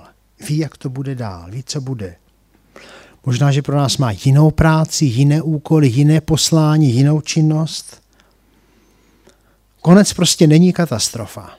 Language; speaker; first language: Czech; native; Czech